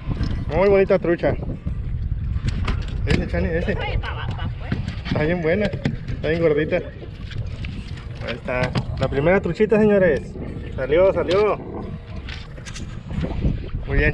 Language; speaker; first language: Spanish; native; Spanish